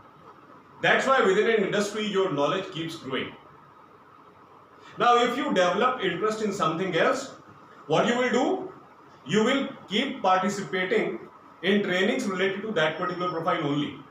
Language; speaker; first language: English; non-native, local second language; Hindi